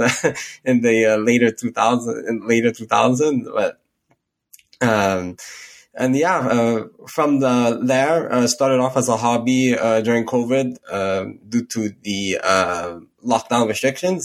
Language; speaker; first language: English; native; English